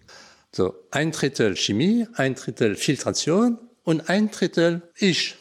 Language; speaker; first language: German; non-native, learner; French